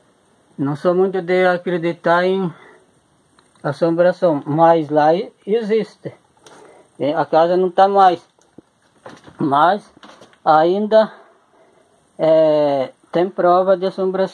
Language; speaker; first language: Portuguese; native; Portuguese